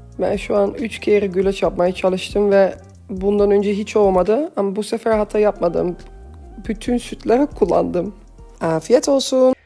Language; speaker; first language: Turkish; early bilingual, heritage; Turkish